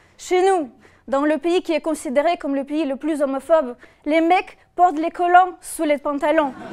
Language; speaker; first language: French; non-native, fluent; Russian